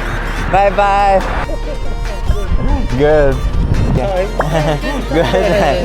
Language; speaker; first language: English; non-native, learner; Japanese